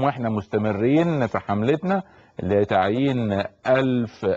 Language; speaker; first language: Arabic; native; Arabic